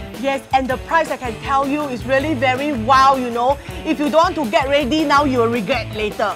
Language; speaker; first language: English; non-native, local second language; Chinese